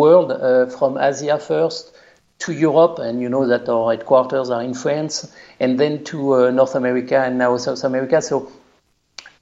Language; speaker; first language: English; non-native, fluent; French